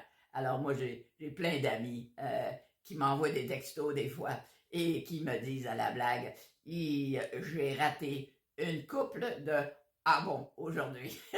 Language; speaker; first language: French; native; French